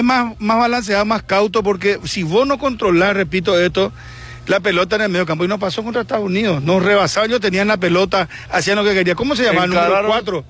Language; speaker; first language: Spanish; native; Spanish